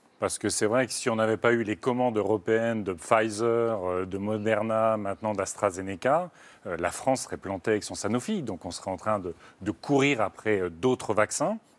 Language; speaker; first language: French; native; French